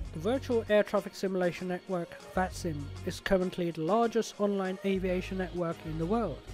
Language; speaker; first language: English; non-native, local second language; Cantonese